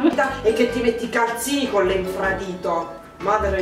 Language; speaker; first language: Italian; native; Italian